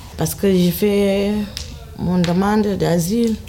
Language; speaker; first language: French; non-native, local second language; Fula